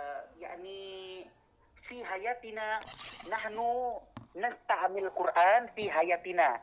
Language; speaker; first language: Arabic; non-native, learner; Indonesian